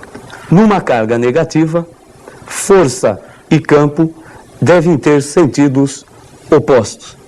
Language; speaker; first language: Portuguese; native; Portuguese